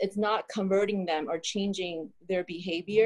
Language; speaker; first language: English; early bilingual, other home language; Chinese